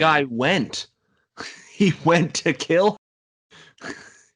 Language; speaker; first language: English; native; English